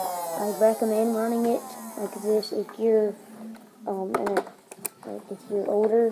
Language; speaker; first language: English; native; English